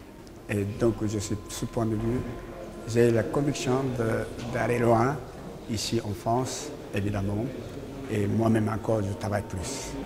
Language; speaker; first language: French; non-native, learner; Japanese